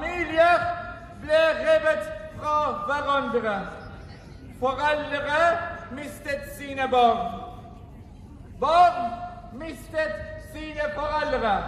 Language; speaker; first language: Norwegian; non-native, fluent; Persian